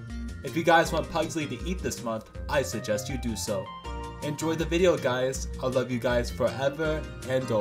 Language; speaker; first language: English; native; English